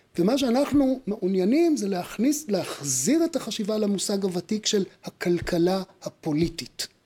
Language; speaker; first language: Hebrew; native; Hebrew